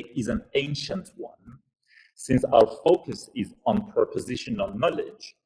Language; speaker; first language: English; non-native, fluent; Persian